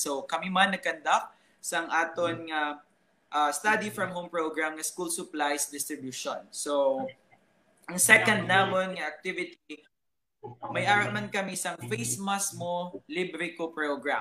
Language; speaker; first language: English; non-native, local second language; Hiligaynon